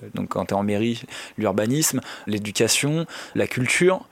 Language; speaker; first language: French; native; French